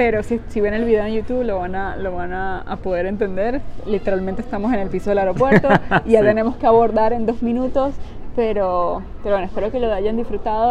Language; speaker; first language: Spanish; native; Spanish